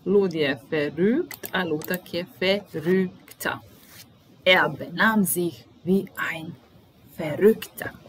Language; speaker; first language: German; non-native, fluent; Serbian